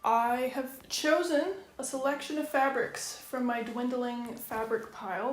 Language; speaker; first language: English; native; English